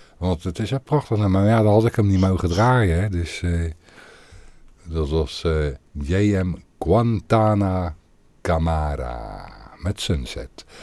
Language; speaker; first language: Dutch; native; Dutch